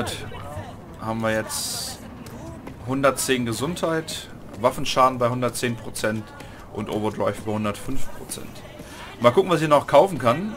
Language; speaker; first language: German; native; German